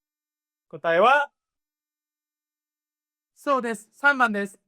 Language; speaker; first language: Japanese; non-native, fluent; Korean